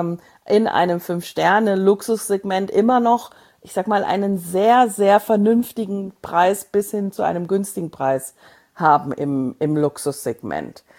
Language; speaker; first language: German; native; German